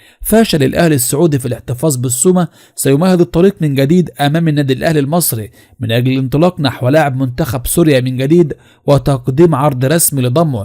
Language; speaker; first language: Arabic; native; Arabic